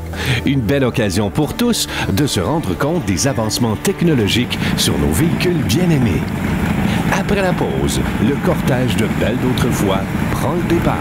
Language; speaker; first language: French; native; French